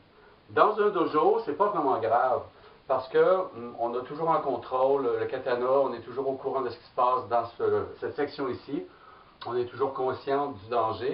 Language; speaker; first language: French; native; French